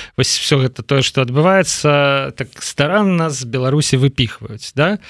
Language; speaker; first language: Belarusian; native; Belarusian